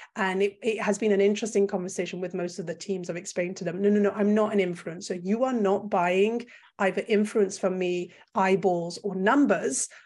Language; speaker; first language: English; non-native, fluent; French